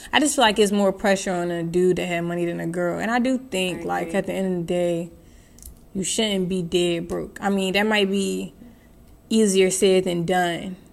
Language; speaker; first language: English; native; English